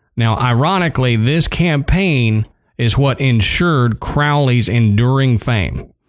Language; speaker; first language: English; native; English